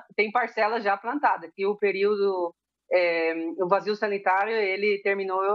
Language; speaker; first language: Portuguese; early bilingual, heritage; Spanish